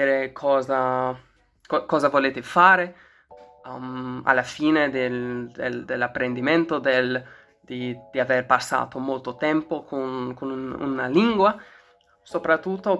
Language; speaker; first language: Italian; non-native, learner; English